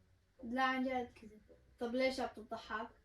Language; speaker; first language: Arabic; native; Arabic